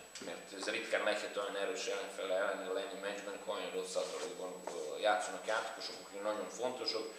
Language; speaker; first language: Hungarian; non-native, learner; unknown